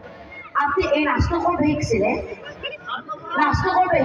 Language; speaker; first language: Bangla; non-native, local second language; Assamese